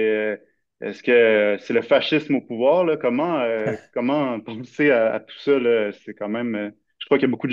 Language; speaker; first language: French; native; French